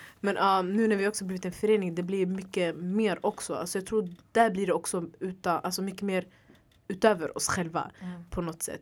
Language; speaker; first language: Swedish; early bilingual, other home language; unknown